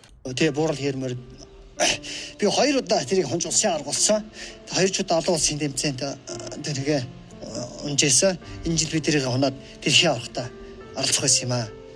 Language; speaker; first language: Mongolian; native; Mongolian